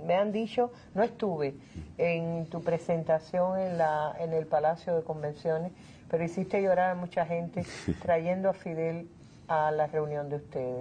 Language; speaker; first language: Spanish; native; Spanish